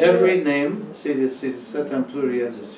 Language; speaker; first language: French; non-native, fluent; English